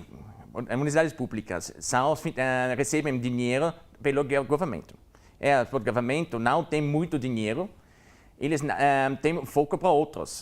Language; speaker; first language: Portuguese; non-native, learner; German